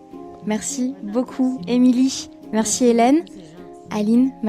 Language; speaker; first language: French; native; French